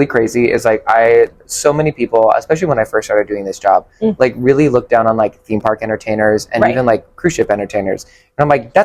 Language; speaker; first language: English; native; English